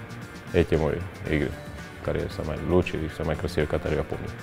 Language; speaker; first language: Russian; non-native, learner; Romanian